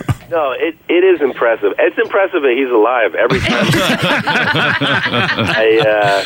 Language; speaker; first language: English; early bilingual, other home language; Spanish